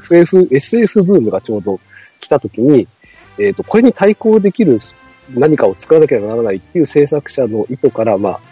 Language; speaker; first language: Japanese; native; Japanese